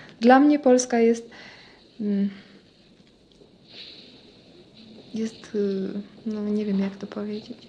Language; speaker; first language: Polish; non-native, fluent; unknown